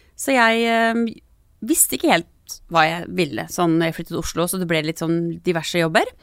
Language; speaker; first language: Norwegian; early bilingual, other home language; English